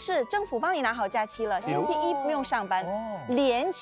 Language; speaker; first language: Chinese; native; Chinese